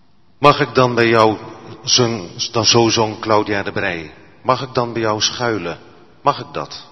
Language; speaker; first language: Dutch; native; Dutch